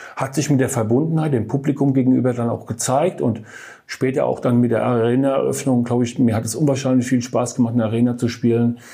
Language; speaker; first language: German; native; German